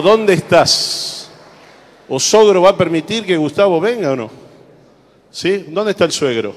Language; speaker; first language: Spanish; native; Spanish